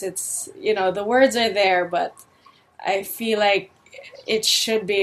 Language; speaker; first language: English; non-native, local second language; Filipino